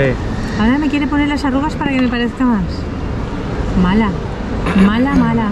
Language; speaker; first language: Spanish; native; Spanish